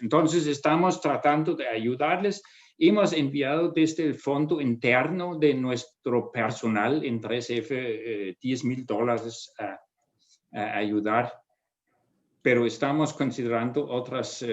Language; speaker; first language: Spanish; non-native, fluent; Danish